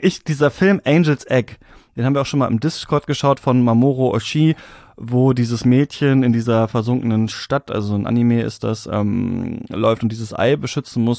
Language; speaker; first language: German; native; German